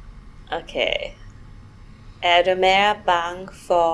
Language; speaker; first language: Danish; non-native, fluent; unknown